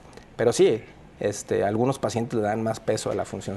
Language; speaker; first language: Spanish; native; Spanish